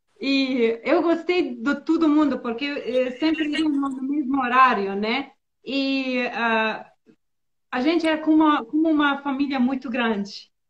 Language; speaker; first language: Portuguese; non-native, learner; Bosnian